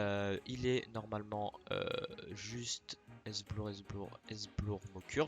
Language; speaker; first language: French; native; French